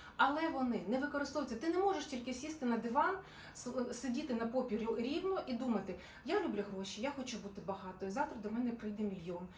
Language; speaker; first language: Ukrainian; non-native, local second language; Russian